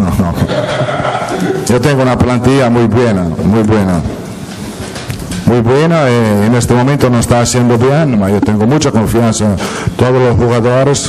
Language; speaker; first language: Spanish; non-native, fluent; Italian